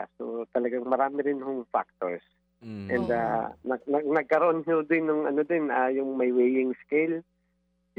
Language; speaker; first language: Filipino; native; Filipino